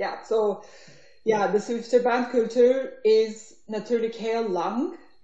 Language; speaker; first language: Dutch; non-native, learner; Turkish